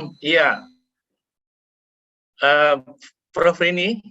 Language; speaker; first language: English; non-native, fluent; Indonesian